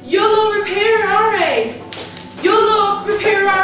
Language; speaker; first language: Spanish; non-native, learner; English